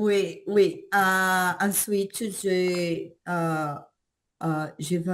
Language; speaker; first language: French; non-native, learner; Portuguese